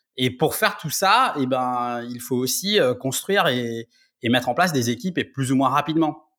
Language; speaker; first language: French; native; French